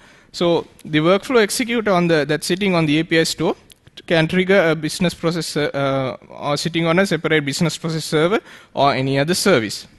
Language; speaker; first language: English; non-native, local second language; Sinhala